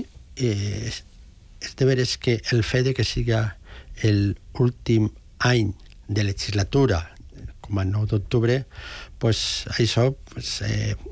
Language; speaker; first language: Catalan; early bilingual, other home language; Spanish